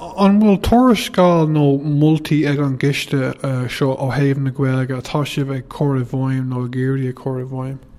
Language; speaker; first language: Irish; non-native, local second language; English